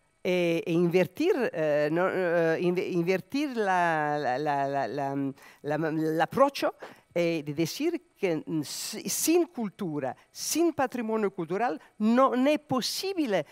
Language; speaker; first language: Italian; non-native, learner; Serbian